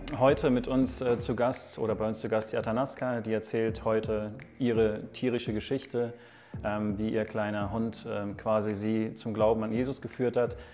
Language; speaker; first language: German; native; German